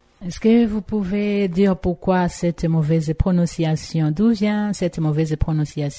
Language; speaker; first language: French; non-native, local second language; Rundi